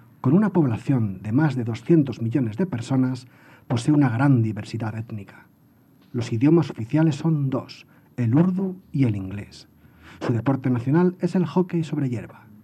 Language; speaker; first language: Spanish; native; Spanish